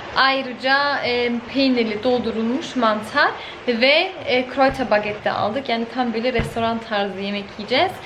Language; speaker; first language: Turkish; early bilingual, heritage; Turkish